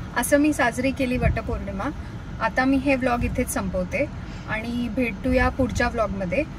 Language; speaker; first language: Marathi; non-native, local second language; Kannada